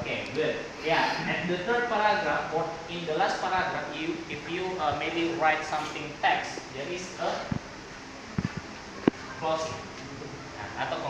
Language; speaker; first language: English; non-native, learner; Indonesian